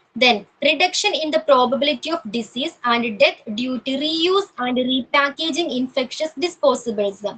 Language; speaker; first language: English; non-native, local second language; Malayalam